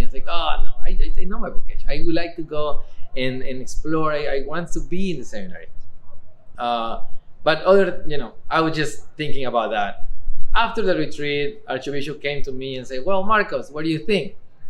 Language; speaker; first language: English; non-native, fluent; Spanish